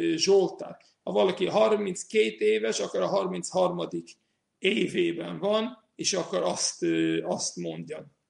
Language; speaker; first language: Hungarian; non-native, fluent; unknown